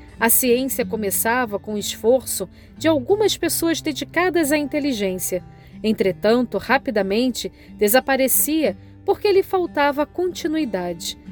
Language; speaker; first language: Portuguese; native; Portuguese